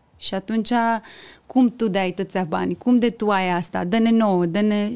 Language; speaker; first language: Romanian; early bilingual, heritage; Romanian